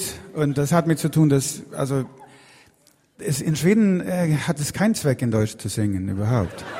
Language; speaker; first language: German; non-native, fluent; Swedish